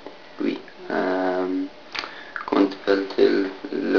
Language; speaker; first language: French; non-native, learner; English